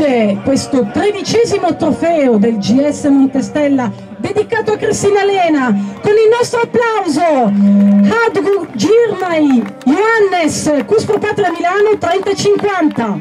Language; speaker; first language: Italian; native; Italian